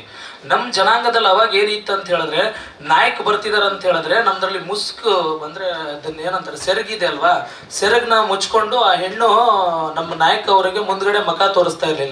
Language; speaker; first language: Kannada; non-native, local second language; Lambadi